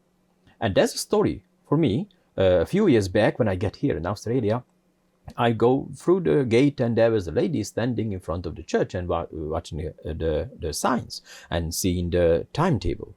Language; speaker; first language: English; non-native, fluent; Hungarian